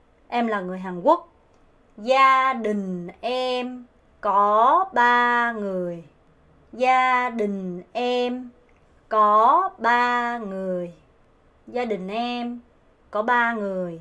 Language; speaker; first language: Vietnamese; non-native, fluent; Korean